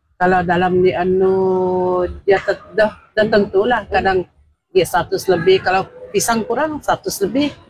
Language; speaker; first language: Malay; non-native, local second language; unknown